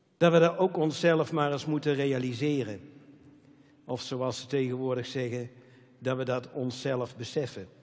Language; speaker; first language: Dutch; native; Dutch